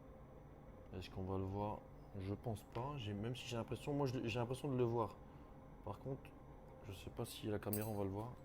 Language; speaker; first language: French; native; French